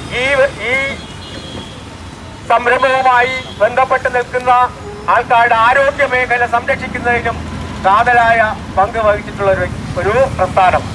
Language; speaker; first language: Malayalam; native; Malayalam